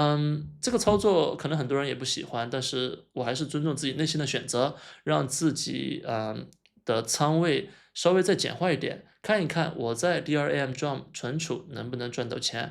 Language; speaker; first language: Chinese; native; Chinese